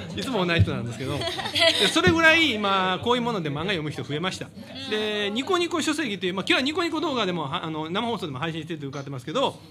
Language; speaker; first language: Japanese; native; Japanese